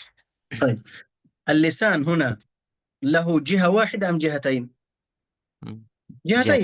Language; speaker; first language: Arabic; native; Arabic